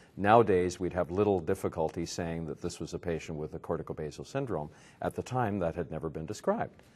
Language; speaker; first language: English; native; English